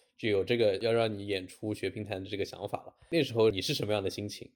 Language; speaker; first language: Chinese; native; Chinese